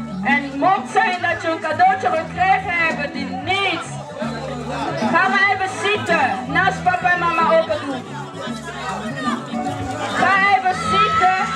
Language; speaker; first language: Dutch; non-native, fluent; Lingala